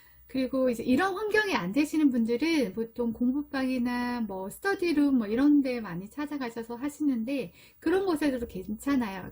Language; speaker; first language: Korean; native; Korean